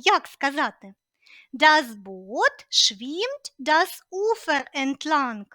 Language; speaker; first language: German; non-native, fluent; Ukrainian